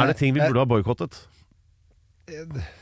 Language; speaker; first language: Norwegian; native; Norwegian